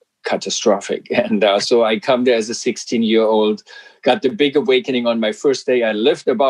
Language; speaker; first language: English; non-native, fluent; German